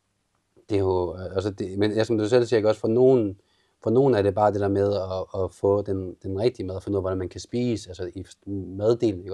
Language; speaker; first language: Danish; native; Danish